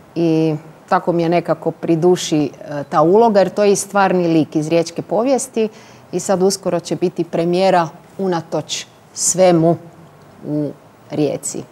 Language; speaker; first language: Croatian; native; Croatian